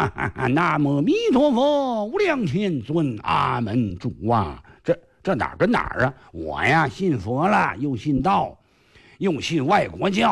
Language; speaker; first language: Chinese; native; Chinese